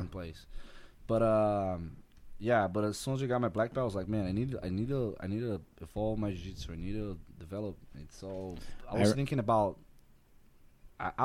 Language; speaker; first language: English; non-native, learner; Portuguese